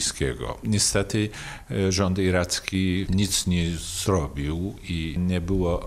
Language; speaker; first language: Polish; non-native, fluent; Kurdish